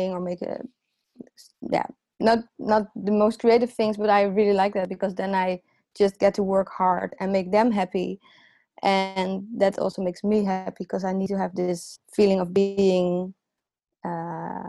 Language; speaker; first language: English; non-native, fluent; Dutch